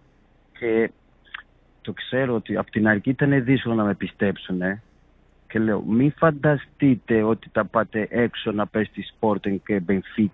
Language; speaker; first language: Greek; non-native, fluent; Portuguese